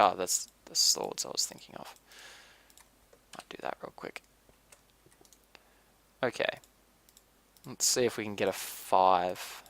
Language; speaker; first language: English; native; English